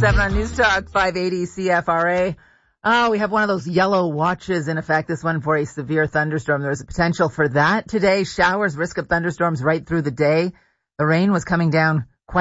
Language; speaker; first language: English; native; English